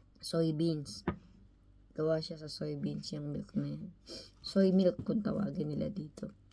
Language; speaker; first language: Filipino; native; Filipino